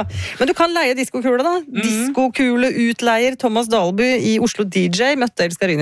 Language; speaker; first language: Norwegian; native; Norwegian